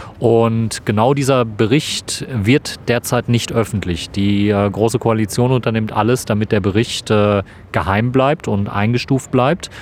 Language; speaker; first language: German; native; German